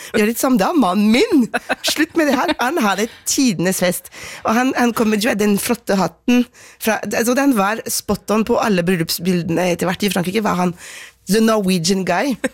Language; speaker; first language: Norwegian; non-native, fluent; French